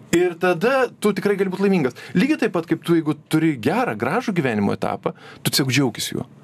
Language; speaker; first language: Lithuanian; native; Lithuanian